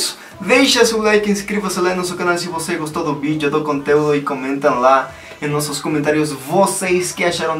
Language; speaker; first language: Portuguese; non-native, fluent; Spanish